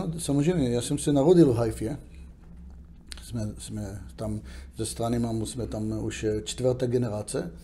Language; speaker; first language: Czech; non-native, fluent; Hebrew